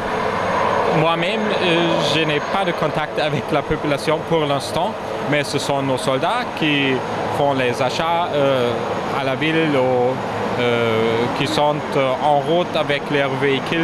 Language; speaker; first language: French; non-native, fluent; German